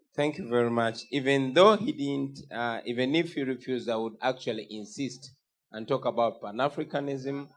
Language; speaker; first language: English; non-native, local second language; Ganda